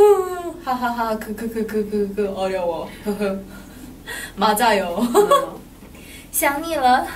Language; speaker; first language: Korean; non-native, fluent; Chinese